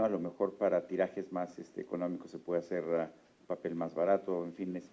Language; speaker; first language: Spanish; native; Spanish